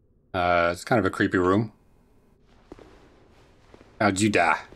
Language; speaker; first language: English; native; English